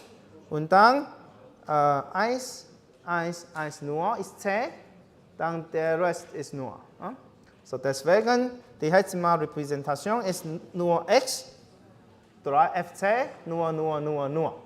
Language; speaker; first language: German; non-native, learner; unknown